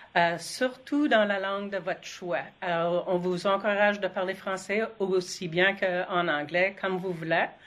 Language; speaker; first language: French; non-native, fluent; English